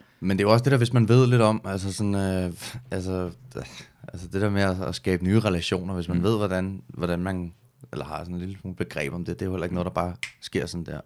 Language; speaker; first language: Danish; native; Danish